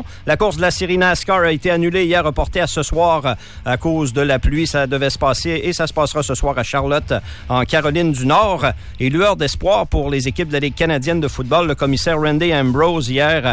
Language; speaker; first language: French; native; French